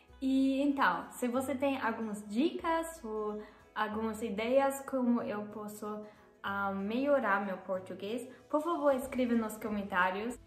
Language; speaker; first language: Portuguese; non-native, learner; German